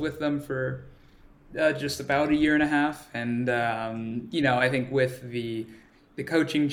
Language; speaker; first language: English; early bilingual, other home language; Swahili